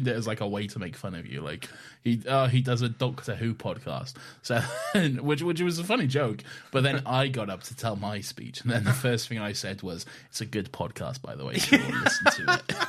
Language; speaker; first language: English; native; English